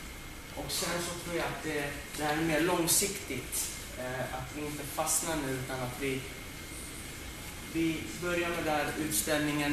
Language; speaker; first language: Swedish; native; Swedish